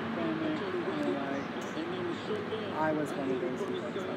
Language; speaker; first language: English; native; English